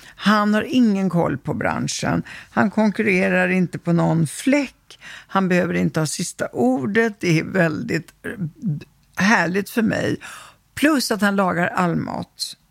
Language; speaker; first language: Swedish; early bilingual, other home language; Italian